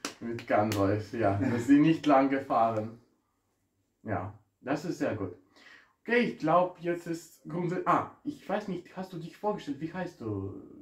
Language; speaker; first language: German; non-native, fluent; Ukrainian